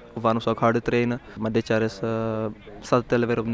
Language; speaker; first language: Dutch; native; Dutch